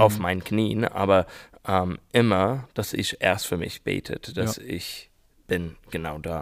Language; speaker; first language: German; non-native, learner; English